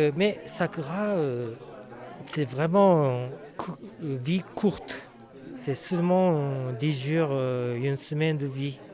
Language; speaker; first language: French; non-native, learner; Japanese